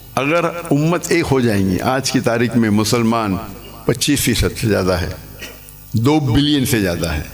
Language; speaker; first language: Urdu; non-native, local second language; English